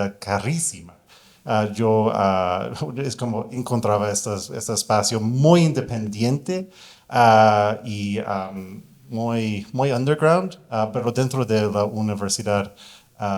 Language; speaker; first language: Spanish; non-native, fluent; English